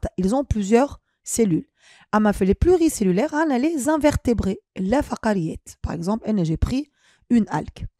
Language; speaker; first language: French; non-native, local second language; Arabic